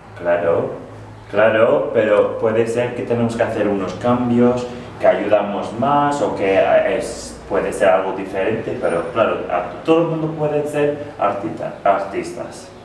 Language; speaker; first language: Spanish; non-native, fluent; English